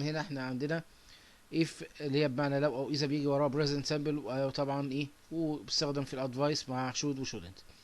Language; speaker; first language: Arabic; native; Arabic